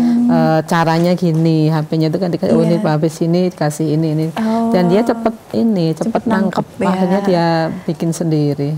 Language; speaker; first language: Indonesian; native; Indonesian